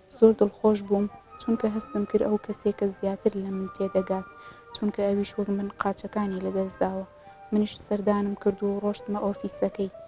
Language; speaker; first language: Central Kurdish; native; Central Kurdish